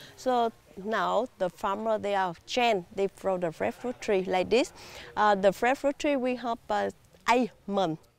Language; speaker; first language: English; non-native, learner; Vietnamese